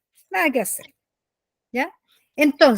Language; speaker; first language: Spanish; native; Spanish